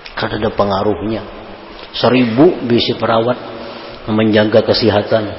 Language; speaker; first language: Indonesian; non-native, local second language; Banjar